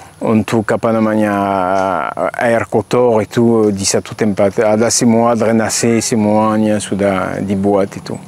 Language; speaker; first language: Indonesian; non-native, fluent; French